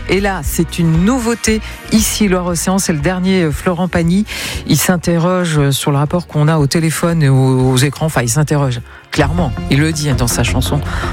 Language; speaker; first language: French; native; French